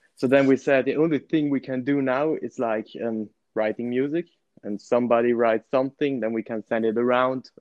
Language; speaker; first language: English; non-native, fluent; Italian